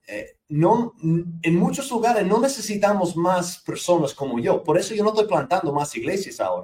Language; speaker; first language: Spanish; non-native, fluent; English